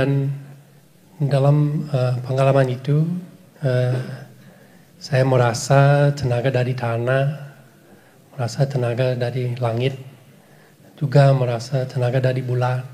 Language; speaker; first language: Indonesian; non-native, fluent; English